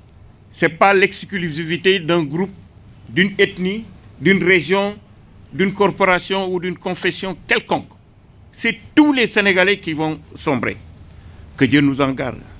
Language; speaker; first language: French; non-native, local second language; Wolof